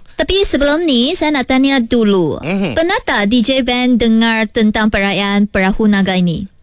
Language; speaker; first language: Malay; non-native, local second language; Chinese